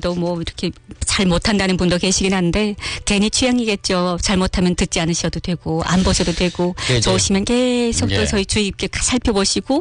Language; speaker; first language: Korean; early bilingual, heritage; Korean